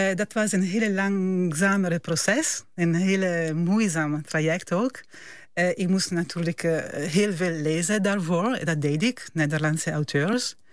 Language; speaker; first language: Dutch; non-native, fluent; Italian